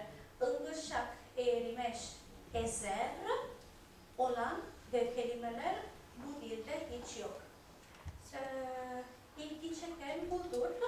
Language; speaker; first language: Turkish; non-native, fluent; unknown